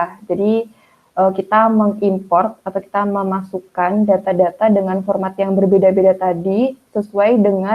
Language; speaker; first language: Indonesian; native; Indonesian